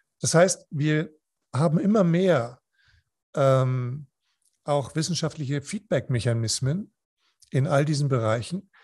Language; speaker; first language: German; non-native, fluent; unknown